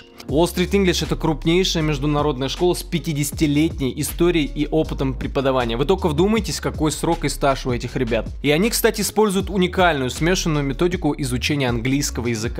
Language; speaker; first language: Russian; native; Russian